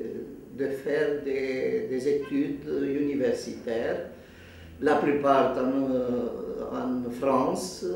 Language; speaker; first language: French; non-native, fluent; Romanian